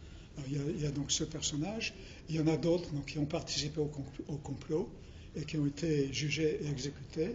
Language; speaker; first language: French; native; French